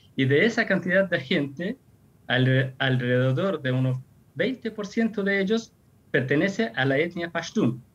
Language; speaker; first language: Spanish; non-native, fluent; Persian